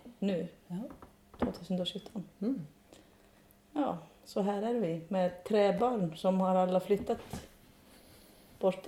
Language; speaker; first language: Swedish; non-native, fluent; Icelandic